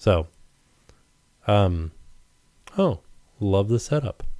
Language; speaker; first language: English; native; English